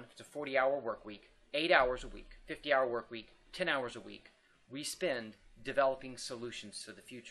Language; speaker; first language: English; native; English